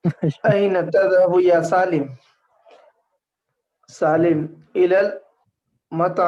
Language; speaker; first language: Arabic; non-native, learner; Urdu